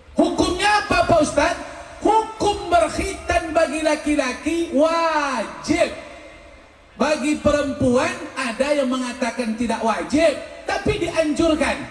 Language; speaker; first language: Malay; native; Malay